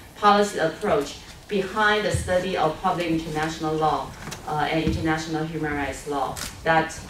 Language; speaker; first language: English; non-native, fluent; Chinese